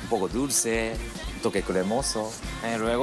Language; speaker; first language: Spanish; non-native, learner; Japanese